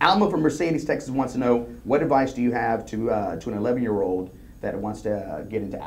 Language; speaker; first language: English; native; English